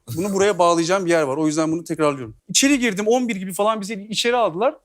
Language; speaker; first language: Turkish; native; Turkish